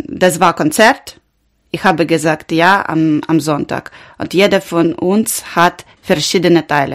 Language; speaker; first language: German; non-native, learner; Ukrainian